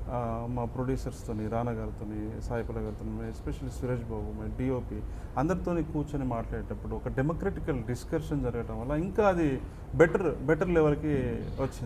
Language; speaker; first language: Telugu; native; Telugu